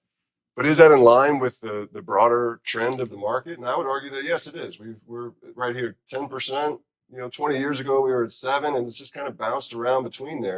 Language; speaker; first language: English; native; English